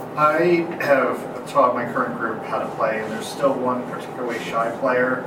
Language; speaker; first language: English; native; English